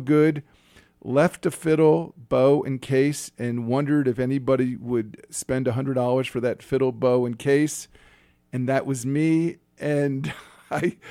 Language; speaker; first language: English; native; English